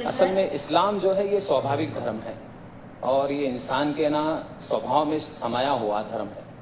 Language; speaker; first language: Hindi; native; Hindi